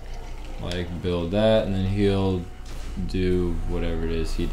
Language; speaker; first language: English; native; English